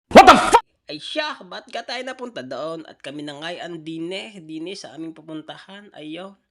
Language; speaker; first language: Filipino; native; Filipino